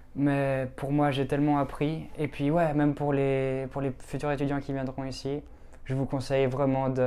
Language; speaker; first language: French; native; French